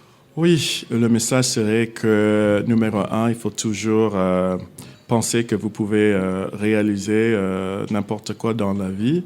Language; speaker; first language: French; non-native, fluent; English